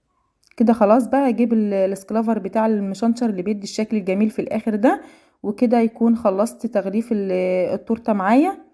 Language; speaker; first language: Arabic; native; Arabic